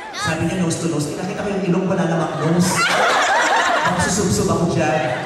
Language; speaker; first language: Filipino; native; Filipino